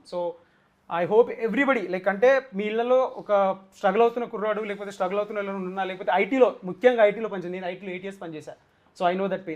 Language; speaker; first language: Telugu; native; Telugu